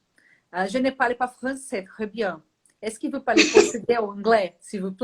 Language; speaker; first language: French; non-native, learner; Portuguese